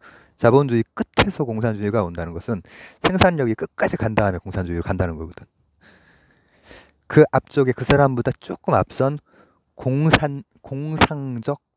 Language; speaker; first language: Korean; native; Korean